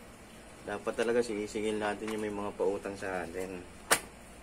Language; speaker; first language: Filipino; native; Filipino